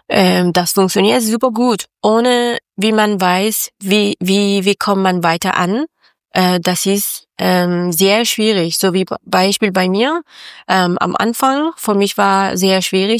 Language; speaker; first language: German; non-native, learner; Persian